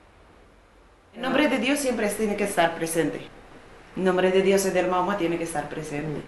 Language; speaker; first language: Spanish; non-native, fluent; Arabic